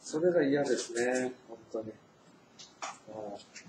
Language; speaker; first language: Japanese; native; Japanese